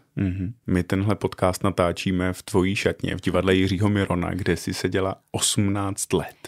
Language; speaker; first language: Czech; native; Czech